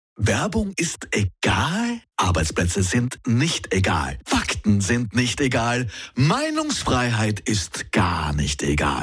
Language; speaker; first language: German; native; German